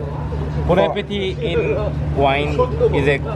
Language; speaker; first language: English; non-native, learner; Korean